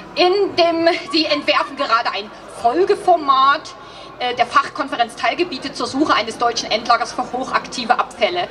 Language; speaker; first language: German; native; German